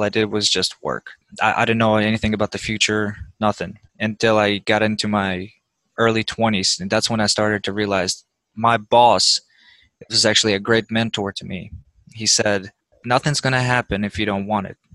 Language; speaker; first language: English; early bilingual, other home language; Russian